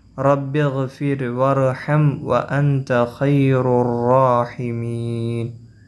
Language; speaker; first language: Arabic; non-native, fluent; Malayalam